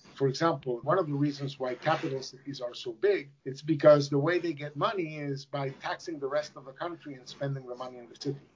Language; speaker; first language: English; non-native, fluent; Spanish